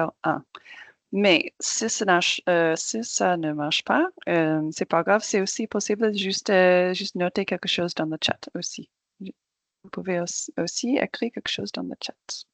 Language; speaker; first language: French; non-native, fluent; English